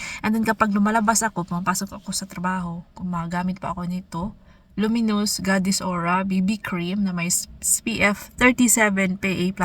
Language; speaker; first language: Filipino; non-native, local second language; Cebuano